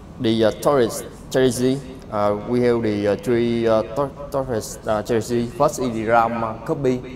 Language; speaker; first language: English; non-native, learner; Vietnamese